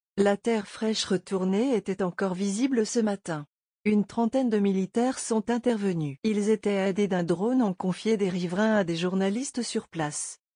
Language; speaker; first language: French; native; French